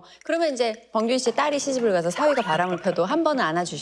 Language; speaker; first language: Korean; native; Korean